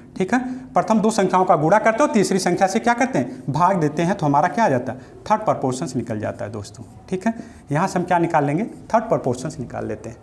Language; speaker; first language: Hindi; native; Hindi